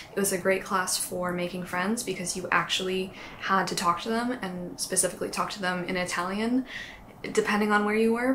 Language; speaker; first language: English; native; English